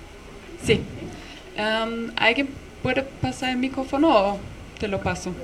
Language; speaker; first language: Spanish; non-native, fluent; German